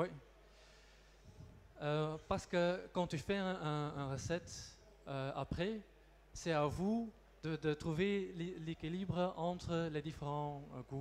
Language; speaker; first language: French; non-native, local second language; Dutch